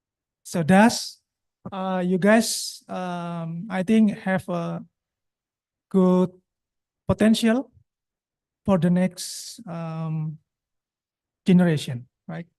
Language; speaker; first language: English; non-native, local second language; Indonesian